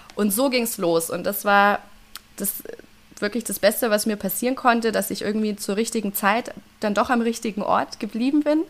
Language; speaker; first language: German; native; German